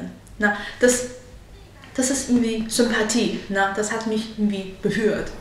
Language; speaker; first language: German; non-native, learner; Chinese